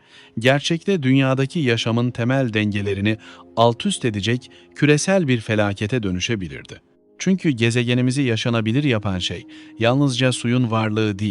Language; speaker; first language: Turkish; native; Turkish